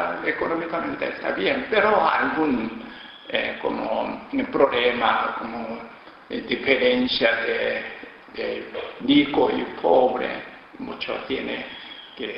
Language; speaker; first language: Spanish; non-native, learner; Korean